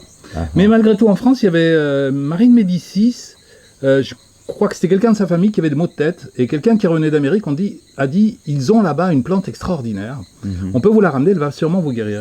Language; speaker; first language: French; native; French